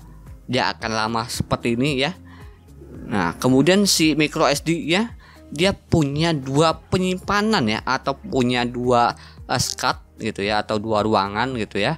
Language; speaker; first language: Indonesian; native; Indonesian